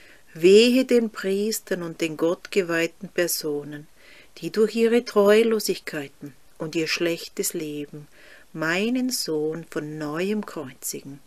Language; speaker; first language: German; native; German